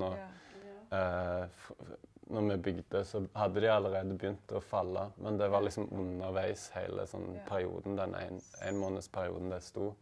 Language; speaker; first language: Norwegian; native; Norwegian